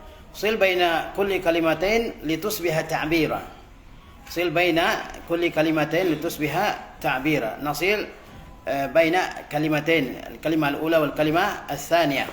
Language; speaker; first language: Arabic; non-native, fluent; Indonesian